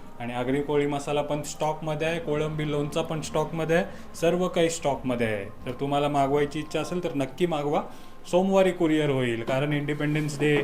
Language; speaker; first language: Marathi; native; Marathi